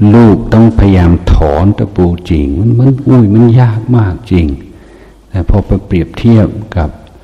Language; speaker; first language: Thai; non-native, fluent; English